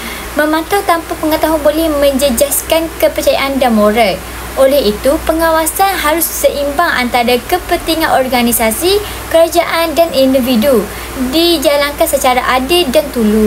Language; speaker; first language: Malay; native; Malay